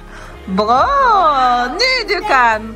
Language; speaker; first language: Swedish; non-native, learner; Cebuano